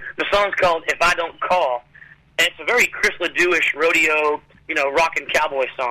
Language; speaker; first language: English; native; English